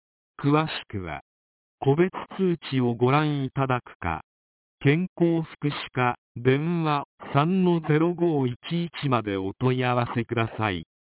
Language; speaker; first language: Japanese; native; Japanese